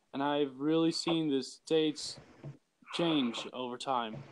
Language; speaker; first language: English; early bilingual, heritage; English